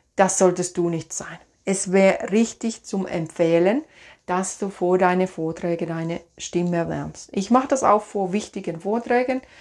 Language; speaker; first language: German; non-native, fluent; Finnish